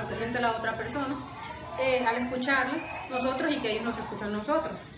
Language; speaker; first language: Spanish; native; Spanish